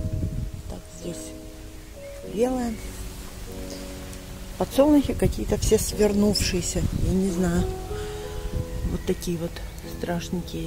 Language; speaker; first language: Russian; native; Russian